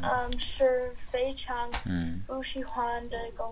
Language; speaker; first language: Chinese; non-native, learner; English